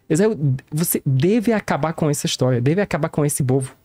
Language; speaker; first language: Portuguese; non-native, learner; Arabic